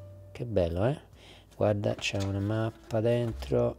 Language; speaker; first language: Italian; non-native, learner; English